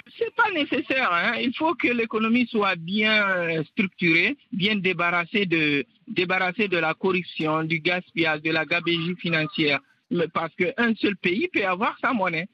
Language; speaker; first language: French; non-native, local second language; Fula